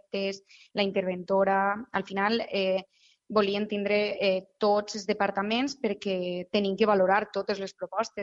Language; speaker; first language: Catalan; native; Catalan